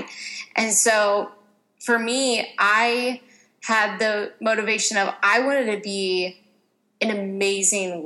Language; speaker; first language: English; native; English